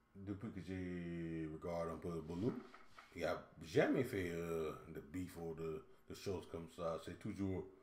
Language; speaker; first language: French; non-native, fluent; English